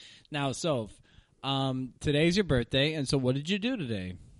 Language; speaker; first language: English; native; English